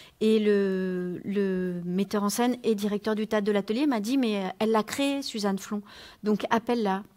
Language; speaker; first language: French; native; French